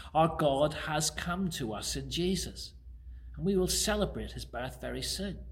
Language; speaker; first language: English; native; English